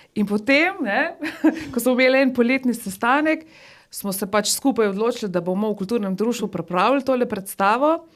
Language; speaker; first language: Slovenian; native; Slovenian